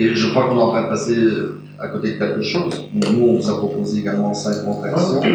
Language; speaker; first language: French; native; French